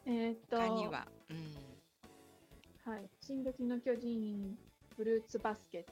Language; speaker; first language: Japanese; non-native, learner; English